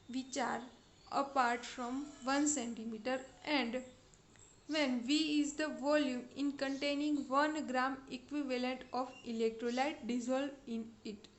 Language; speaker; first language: English; non-native, local second language; Gujarati